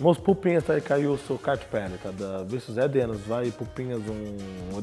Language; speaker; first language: Latvian; non-native, learner; Portuguese